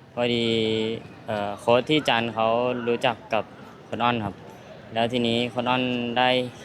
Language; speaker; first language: Thai; early bilingual, other home language; Lao